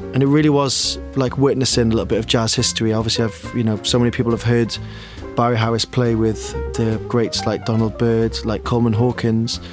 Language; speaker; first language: English; native; English